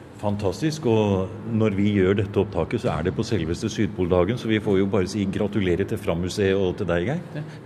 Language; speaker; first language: Norwegian; native; Norwegian